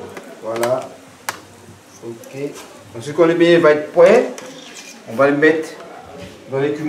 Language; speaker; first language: French; native; French